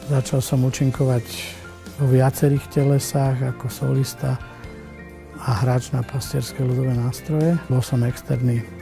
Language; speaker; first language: Slovak; non-native, local second language; Croatian